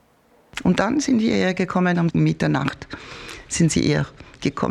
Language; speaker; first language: German; non-native, fluent; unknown